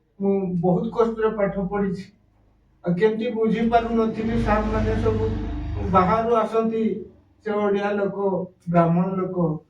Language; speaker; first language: Odia; non-native, local second language; Santali